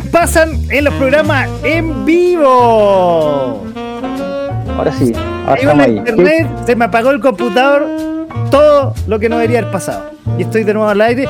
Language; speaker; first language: Spanish; native; Spanish